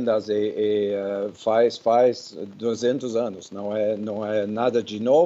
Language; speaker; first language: Portuguese; non-native, fluent; Dutch